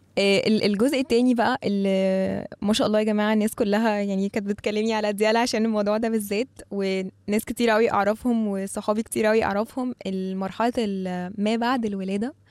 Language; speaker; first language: Arabic; native; Arabic